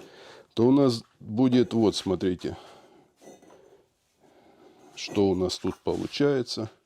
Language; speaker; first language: Russian; native; Russian